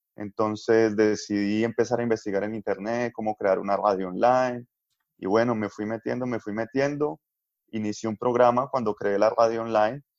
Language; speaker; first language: Spanish; native; Spanish